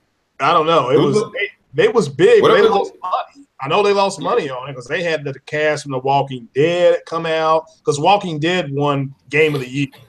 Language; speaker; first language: English; native; English